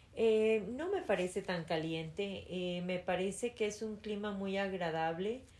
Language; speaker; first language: Spanish; early bilingual, heritage; Spanish